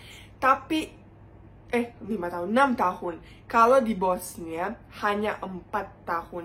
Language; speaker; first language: Indonesian; non-native, fluent; Bosnian